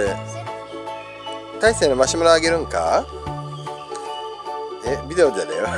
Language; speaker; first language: Japanese; native; Japanese